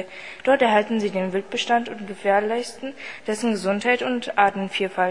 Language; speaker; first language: German; native; German